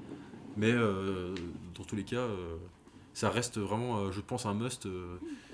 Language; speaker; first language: French; native; French